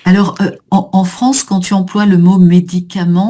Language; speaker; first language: French; native; French